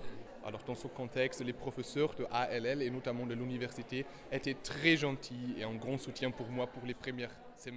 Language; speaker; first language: French; non-native, fluent; German